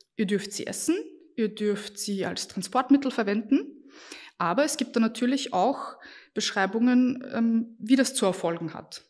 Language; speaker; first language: German; early bilingual, other home language; Bosnian